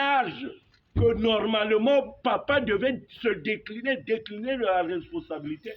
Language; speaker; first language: French; native; French